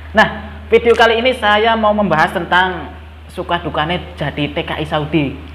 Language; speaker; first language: Indonesian; non-native, local second language; Javanese